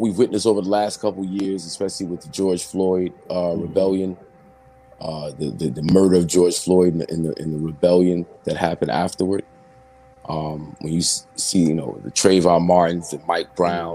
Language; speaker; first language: English; native; English